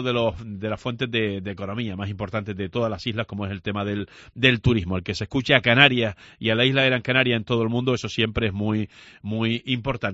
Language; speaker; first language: Spanish; native; Spanish